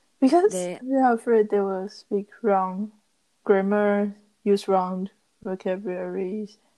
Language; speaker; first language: English; non-native, learner; Chinese